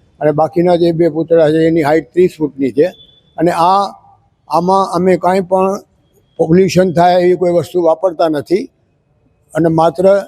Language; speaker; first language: Gujarati; non-native, local second language; Sindhi